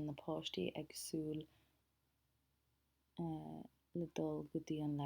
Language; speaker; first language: Irish; non-native, local second language; English